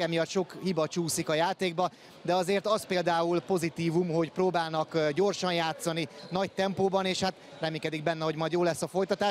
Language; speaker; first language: Hungarian; native; Hungarian